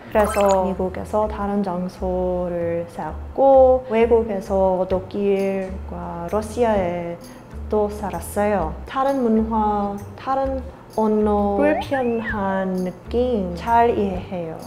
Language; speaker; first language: Korean; non-native, learner; English